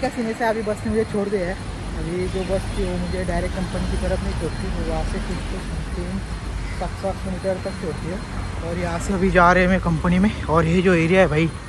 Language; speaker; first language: Hindi; non-native, local second language; Marathi